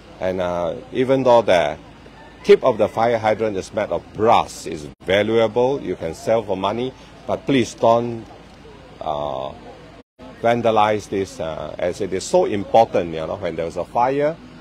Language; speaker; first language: English; non-native, local second language; Chinese